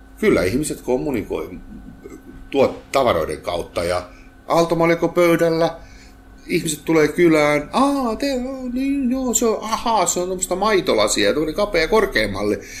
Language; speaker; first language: Finnish; native; Finnish